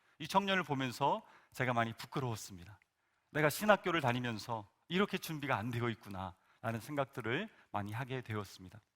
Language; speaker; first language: Korean; native; Korean